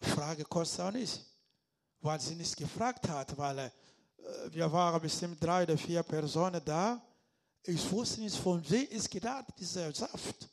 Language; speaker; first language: German; non-native, learner; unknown